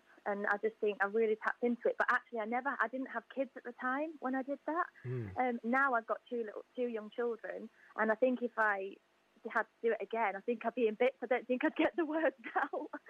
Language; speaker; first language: English; native; English